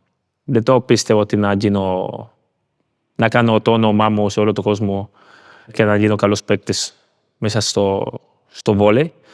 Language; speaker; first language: Greek; non-native, learner; Spanish